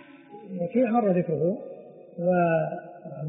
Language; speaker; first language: Arabic; native; Arabic